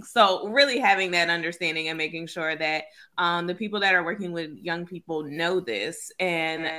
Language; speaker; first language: English; native; English